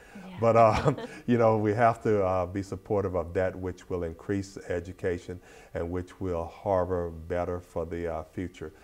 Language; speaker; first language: English; native; English